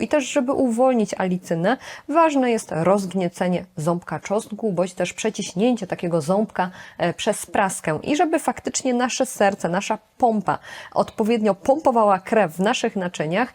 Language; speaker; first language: Polish; native; Polish